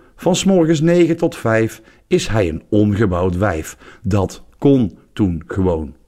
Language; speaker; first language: Dutch; native; Dutch